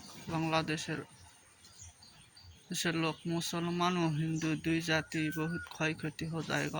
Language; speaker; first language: Hindi; non-native, learner; Bangla